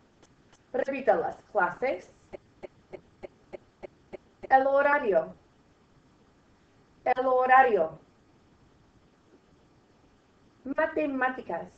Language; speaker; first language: Spanish; non-native, fluent; English